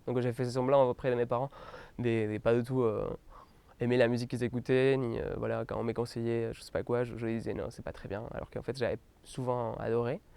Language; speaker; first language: French; non-native, fluent; Spanish